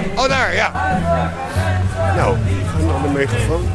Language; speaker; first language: Dutch; native; Dutch